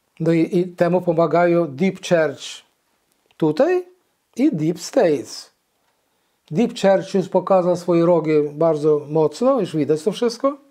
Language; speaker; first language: Polish; early bilingual, heritage; Polish